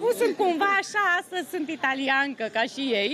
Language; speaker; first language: Romanian; native; Romanian